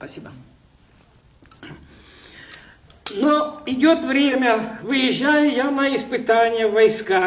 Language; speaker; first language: Russian; native; Russian